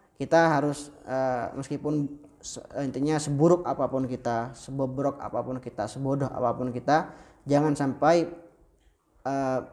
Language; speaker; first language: Indonesian; non-native, local second language; Madurese